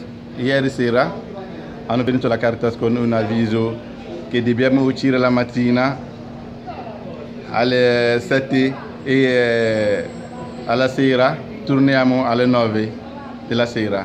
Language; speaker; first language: Italian; non-native, learner; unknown